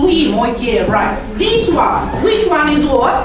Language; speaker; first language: English; non-native, fluent; Azerbaijani